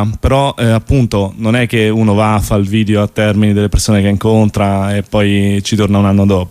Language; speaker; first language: Italian; native; Italian